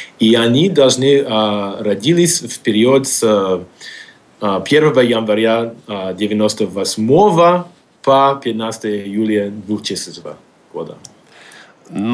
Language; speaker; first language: Russian; non-native, fluent; English